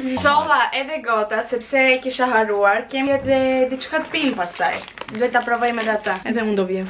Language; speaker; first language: Albanian; early bilingual, heritage; Albanian